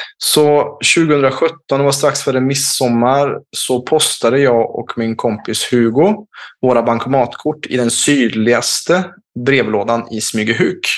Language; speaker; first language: Swedish; native; Swedish